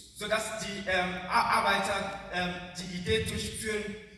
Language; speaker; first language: German; non-native, learner; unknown